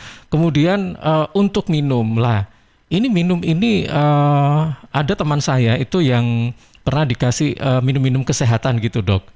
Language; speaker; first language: Indonesian; native; Indonesian